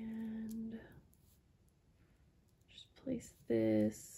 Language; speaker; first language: English; native; English